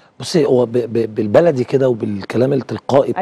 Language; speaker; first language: Arabic; native; Arabic